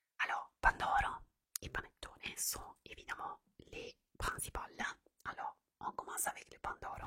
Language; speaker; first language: French; non-native, fluent; Italian